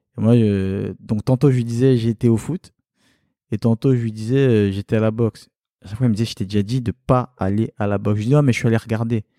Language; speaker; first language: French; early bilingual, other home language; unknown